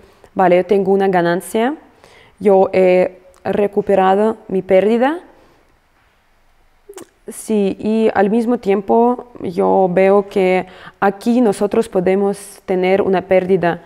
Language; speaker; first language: Spanish; non-native, fluent; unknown